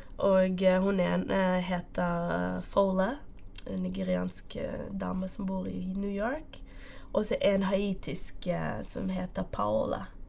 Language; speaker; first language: Norwegian; early bilingual, other home language; Portuguese